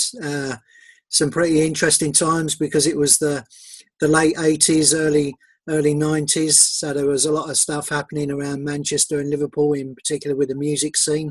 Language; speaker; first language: English; native; English